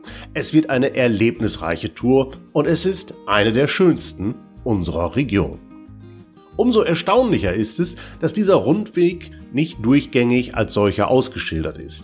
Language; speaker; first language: German; native; German